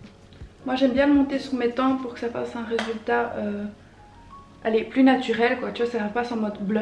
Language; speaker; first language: French; native; French